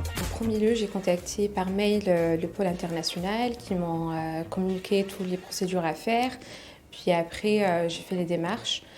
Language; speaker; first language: French; non-native, local second language; Arabic